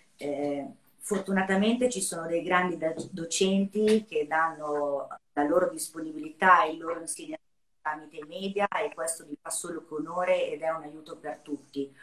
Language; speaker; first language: Italian; native; Italian